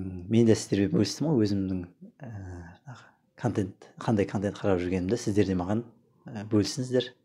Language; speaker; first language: Kazakh; native; Kazakh